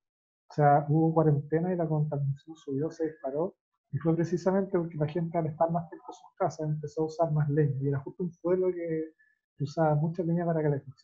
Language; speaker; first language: Spanish; native; Spanish